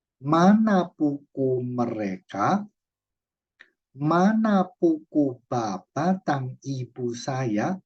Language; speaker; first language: Indonesian; non-native, fluent; Chinese